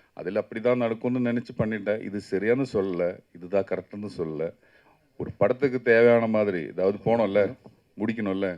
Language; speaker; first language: Tamil; non-native, learner; Malayalam